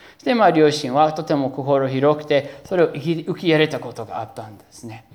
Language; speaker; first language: Japanese; non-native, fluent; English